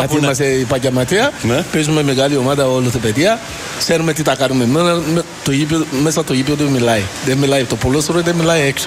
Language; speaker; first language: Greek; non-native, local second language; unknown